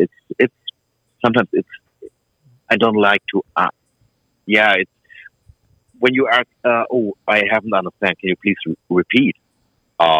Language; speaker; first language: English; non-native, fluent; German